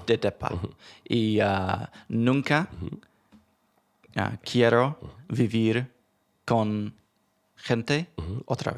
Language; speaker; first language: Spanish; non-native, learner; English